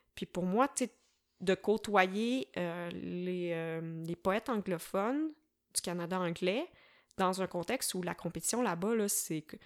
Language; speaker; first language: French; native; French